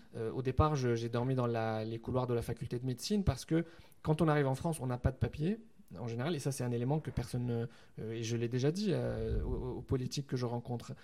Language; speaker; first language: French; non-native, local second language; Arabic